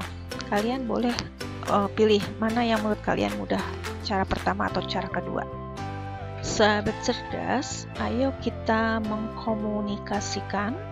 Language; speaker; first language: Indonesian; native; Indonesian